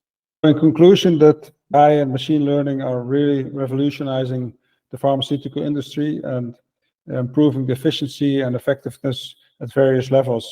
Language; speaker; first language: English; non-native, fluent; Dutch